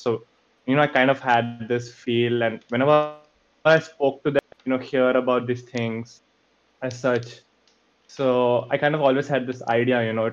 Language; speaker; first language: English; native; English